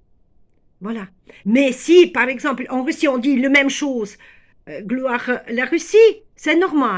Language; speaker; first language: French; non-native, fluent; Ukrainian